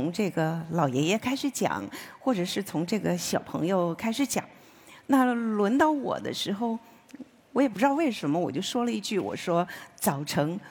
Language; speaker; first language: Chinese; native; Chinese